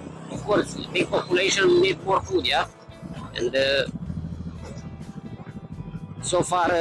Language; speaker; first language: English; non-native, learner; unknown